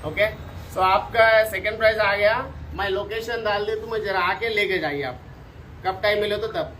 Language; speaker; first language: Hindi; non-native, local second language; Telugu